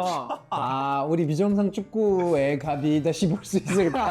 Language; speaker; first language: Korean; native; Korean